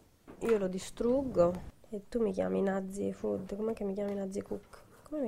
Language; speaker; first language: Italian; native; Italian